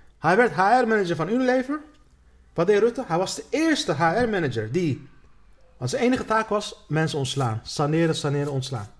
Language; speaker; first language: Dutch; early bilingual, other home language; Turkish